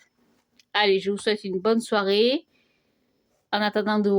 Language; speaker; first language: French; native; French